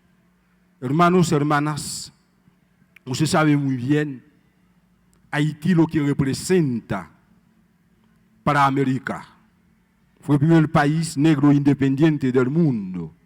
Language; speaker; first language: Spanish; non-native, fluent; Haitian Creole